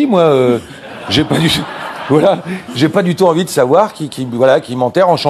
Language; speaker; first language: French; native; French